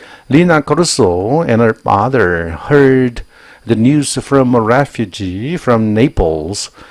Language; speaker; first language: English; non-native, fluent; Korean